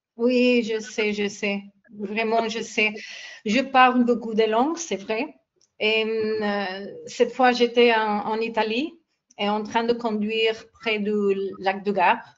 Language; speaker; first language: French; non-native, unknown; English